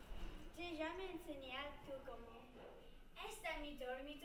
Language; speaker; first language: Spanish; non-native, learner; English